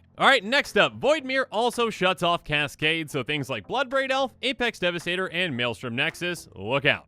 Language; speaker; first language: English; native; English